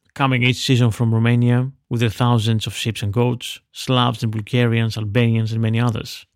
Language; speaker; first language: English; non-native, fluent; Greek